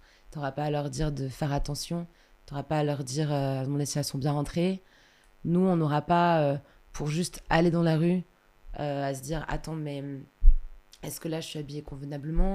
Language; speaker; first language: French; native; French